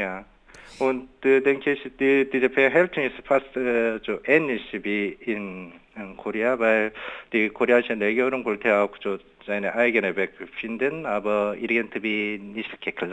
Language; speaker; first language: German; non-native, learner; Korean